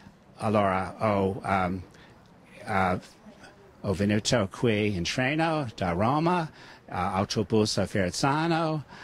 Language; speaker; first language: Italian; early bilingual, heritage; English